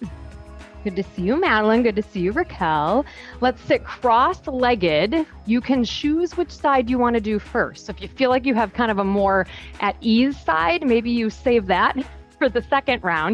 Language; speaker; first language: English; native; English